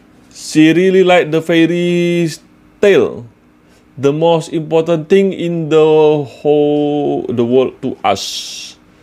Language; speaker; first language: English; non-native, learner; Indonesian